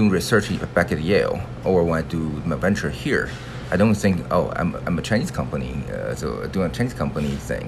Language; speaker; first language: English; non-native, fluent; Chinese